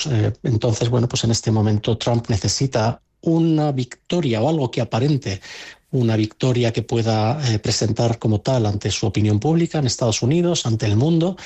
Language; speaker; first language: Spanish; native; Spanish